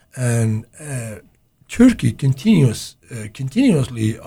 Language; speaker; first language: English; non-native, fluent; Arabic